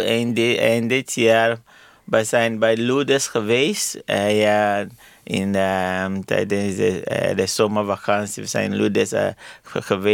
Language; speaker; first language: Dutch; non-native, learner; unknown